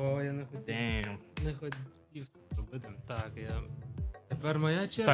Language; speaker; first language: Ukrainian; non-native, local second language; Russian